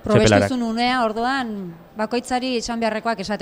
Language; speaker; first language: Basque; native; Basque